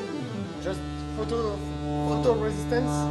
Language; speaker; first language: English; non-native, learner; French